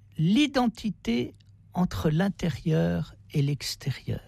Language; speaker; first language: French; native; French